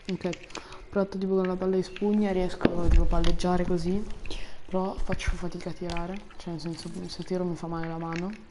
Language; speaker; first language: Italian; native; Italian